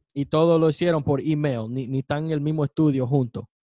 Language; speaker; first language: Spanish; early bilingual, heritage; Spanish